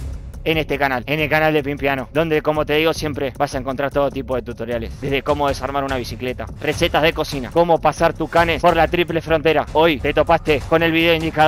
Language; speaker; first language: Spanish; native; Spanish